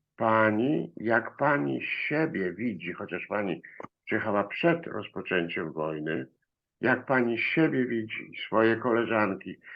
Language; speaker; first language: Polish; native; Polish